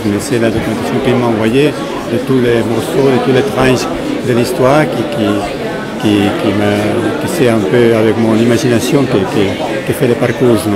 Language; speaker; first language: French; non-native, fluent; Spanish